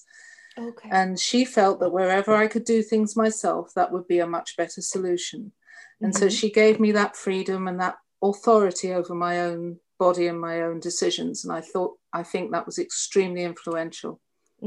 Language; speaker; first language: English; native; English